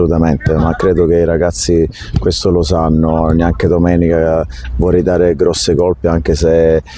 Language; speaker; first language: Italian; native; Italian